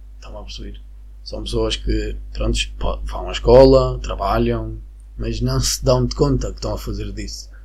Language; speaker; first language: Portuguese; non-native, fluent; Spanish